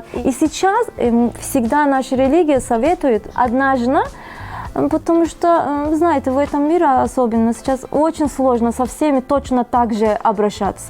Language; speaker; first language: Russian; non-native, fluent; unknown